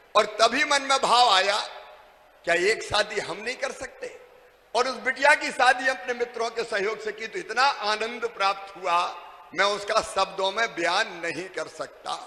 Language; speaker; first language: Hindi; native; Hindi